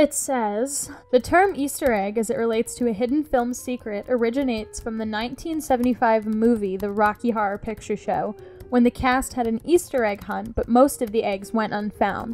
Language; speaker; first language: English; native; English